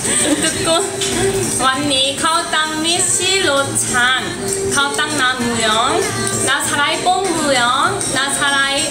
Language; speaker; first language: Thai; non-native, learner; Korean